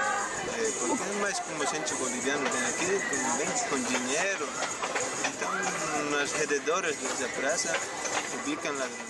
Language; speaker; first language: Portuguese; non-native, learner; Spanish